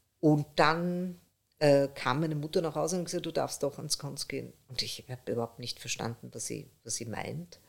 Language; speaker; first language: German; early bilingual, other home language; Persian